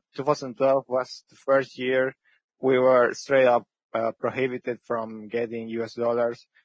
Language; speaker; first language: English; non-native, fluent; French